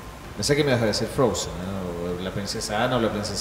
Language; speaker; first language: Spanish; native; Spanish